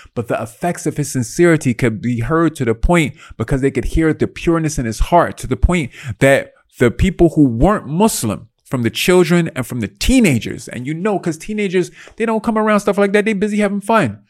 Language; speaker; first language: English; native; English